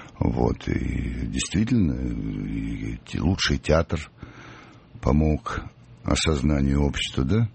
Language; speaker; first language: Russian; native; Russian